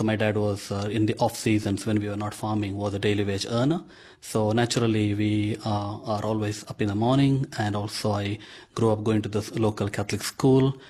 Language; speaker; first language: English; non-native, local second language; Konkani